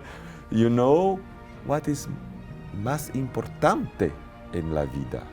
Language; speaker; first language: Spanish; non-native, learner; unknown